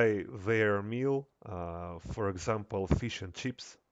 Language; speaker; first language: English; non-native, learner; Russian